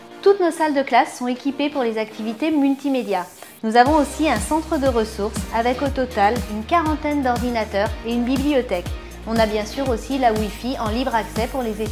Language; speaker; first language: French; native; French